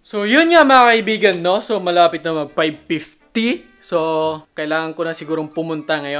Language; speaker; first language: Filipino; early bilingual, heritage; Filipino